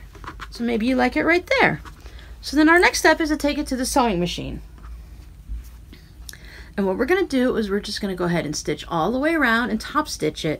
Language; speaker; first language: English; native; English